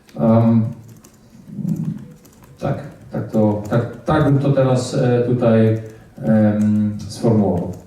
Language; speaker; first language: Polish; early bilingual, heritage; Polish